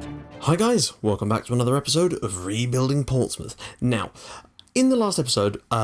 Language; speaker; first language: English; native; English